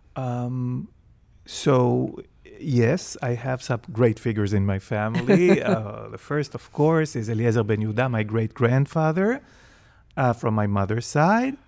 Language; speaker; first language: English; non-native, fluent; Hebrew